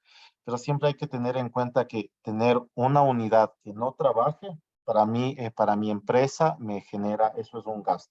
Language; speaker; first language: Spanish; native; Spanish